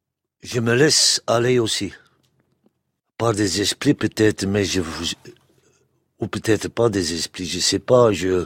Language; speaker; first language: French; non-native, local second language; Dutch